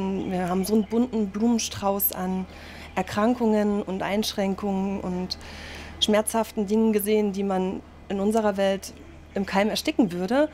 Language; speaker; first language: German; native; German